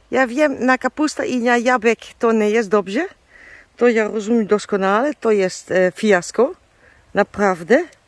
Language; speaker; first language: Polish; non-native, learner; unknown